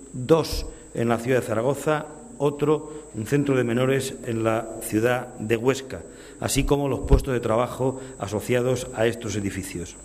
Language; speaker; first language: Spanish; native; Spanish